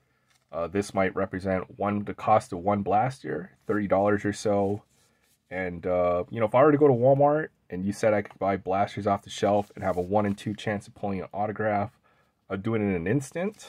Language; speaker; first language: English; native; English